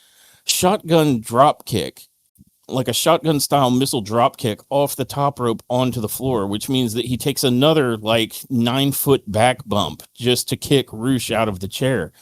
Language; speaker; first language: English; native; English